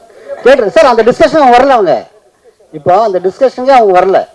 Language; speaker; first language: Tamil; native; Tamil